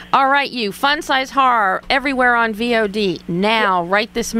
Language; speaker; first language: English; native; English